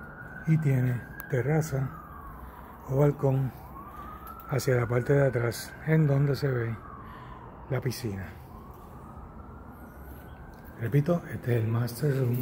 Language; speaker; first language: Spanish; native; Spanish